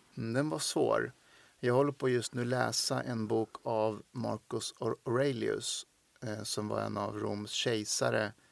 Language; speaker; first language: Swedish; early bilingual, other home language; Persian